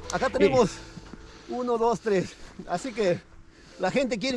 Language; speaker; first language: Spanish; native; Spanish